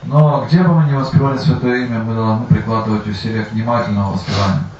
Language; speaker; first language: Russian; native; Russian